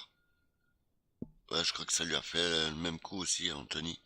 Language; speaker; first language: French; native; French